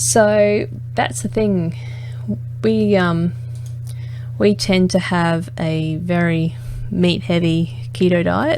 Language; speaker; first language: English; native; English